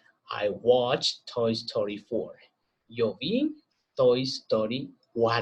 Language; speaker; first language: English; non-native, fluent; Spanish